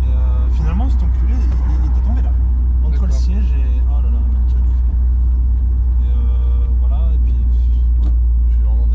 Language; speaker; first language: French; native; French